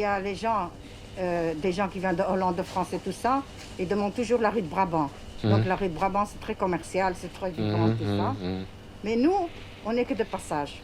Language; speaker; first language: French; early bilingual, other home language; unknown